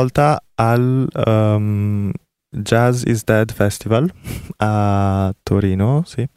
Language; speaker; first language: Italian; early bilingual, other home language; Korean